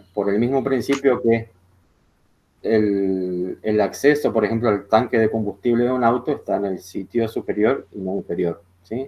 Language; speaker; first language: Spanish; native; Spanish